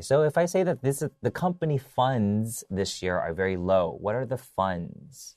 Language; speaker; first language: English; early bilingual, other home language; Chinese